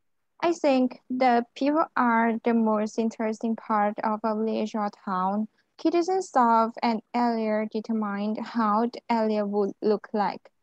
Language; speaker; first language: English; non-native, learner; Thai